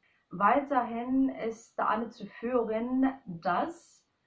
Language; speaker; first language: German; non-native, fluent; Arabic